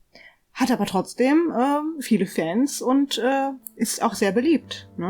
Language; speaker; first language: German; native; German